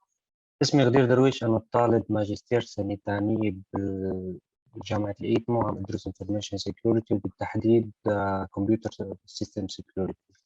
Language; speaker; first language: Arabic; native; Arabic